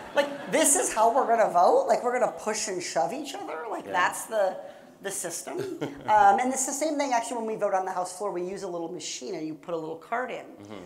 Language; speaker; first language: English; native; English